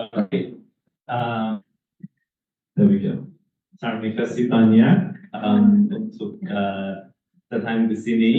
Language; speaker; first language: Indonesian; non-native, learner; English